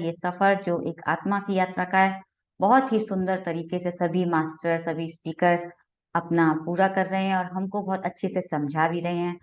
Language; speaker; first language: Hindi; native; Hindi